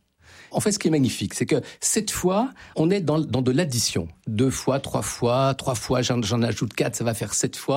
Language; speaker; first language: French; native; French